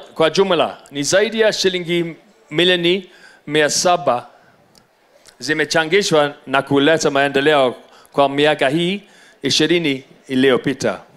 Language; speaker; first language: Swahili; non-native, local second language; English